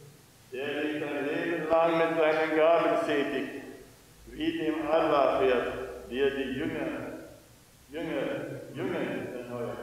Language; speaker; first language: German; non-native, fluent; English